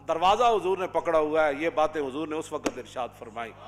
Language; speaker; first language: Urdu; non-native, local second language; Punjabi